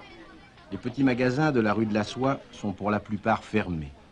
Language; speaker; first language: French; native; French